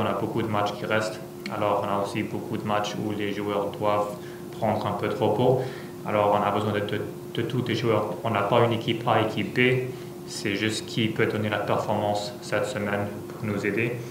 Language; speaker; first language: French; non-native, fluent; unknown